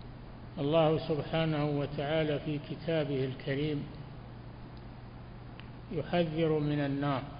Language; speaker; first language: Arabic; native; Arabic